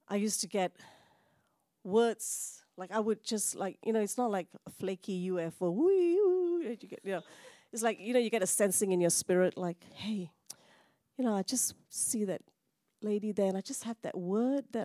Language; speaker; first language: English; non-native, local second language; Tamil